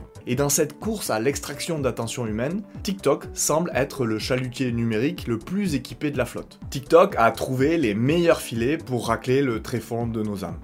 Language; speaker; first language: French; native; French